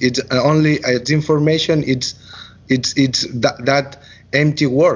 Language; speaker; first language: English; non-native, learner; Catalan